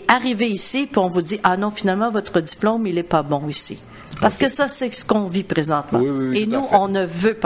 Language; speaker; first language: French; native; French